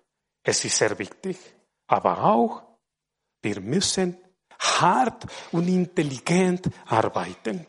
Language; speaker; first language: German; non-native, fluent; Spanish